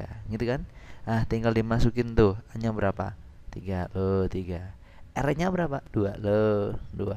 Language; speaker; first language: Indonesian; native; Indonesian